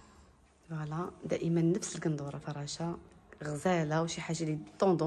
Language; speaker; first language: Arabic; native; Arabic